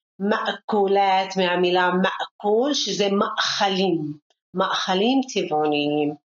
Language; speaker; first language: Hebrew; non-native, local second language; Arabic